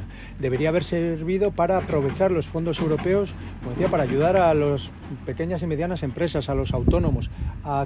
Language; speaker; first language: Spanish; native; Spanish